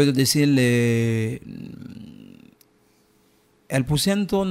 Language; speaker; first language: Spanish; non-native, learner; Haitian Creole